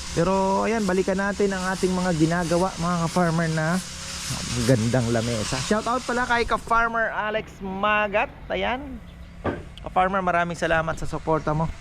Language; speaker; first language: Filipino; non-native, local second language; Pampanga